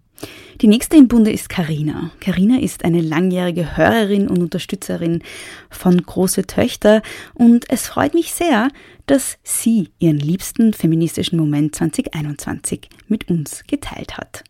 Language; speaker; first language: German; native; German